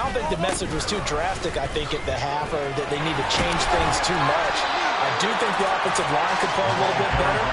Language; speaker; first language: English; native; English